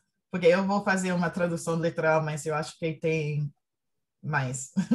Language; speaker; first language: Portuguese; non-native, learner; English